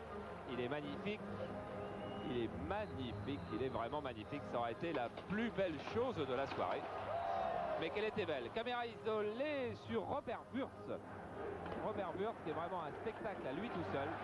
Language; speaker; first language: French; native; French